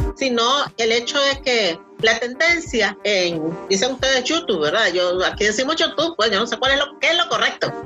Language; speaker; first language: Spanish; native; Spanish